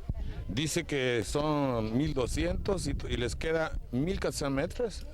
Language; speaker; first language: Spanish; native; Spanish